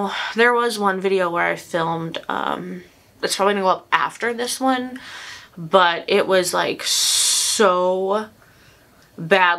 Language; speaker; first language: English; native; English